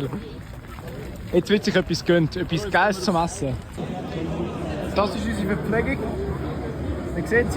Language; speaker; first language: German; native; German